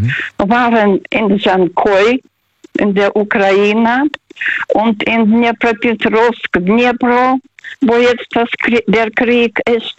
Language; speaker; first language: German; non-native, fluent; Russian